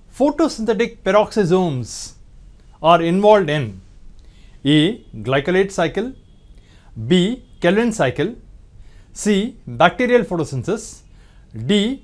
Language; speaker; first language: English; non-native, local second language; Tamil